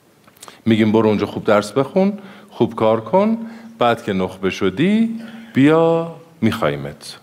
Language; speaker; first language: Persian; native; Persian